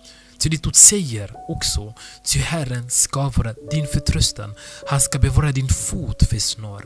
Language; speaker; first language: Swedish; non-native, fluent; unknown